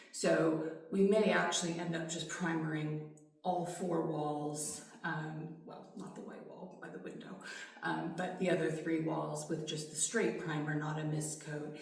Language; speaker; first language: English; native; English